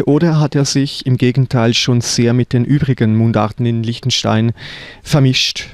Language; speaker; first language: German; native; German